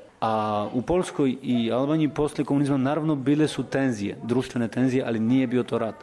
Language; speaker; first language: Serbian; non-native, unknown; Albanian